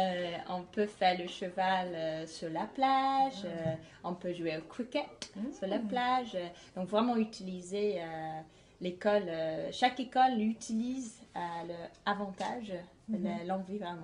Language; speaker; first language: French; non-native, fluent; English